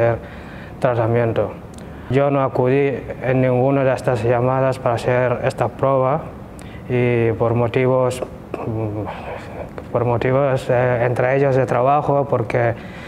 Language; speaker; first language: Spanish; non-native, fluent; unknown